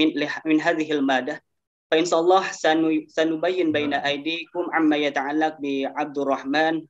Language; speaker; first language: Arabic; non-native, learner; Indonesian